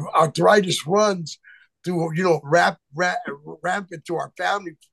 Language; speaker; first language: English; native; English